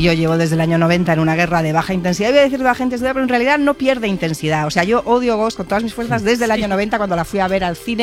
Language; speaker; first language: Spanish; native; Spanish